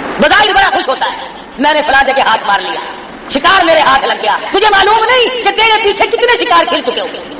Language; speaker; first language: Urdu; non-native, local second language; Saraiki